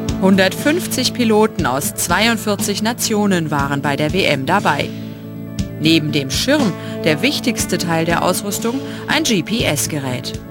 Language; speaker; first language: German; native; German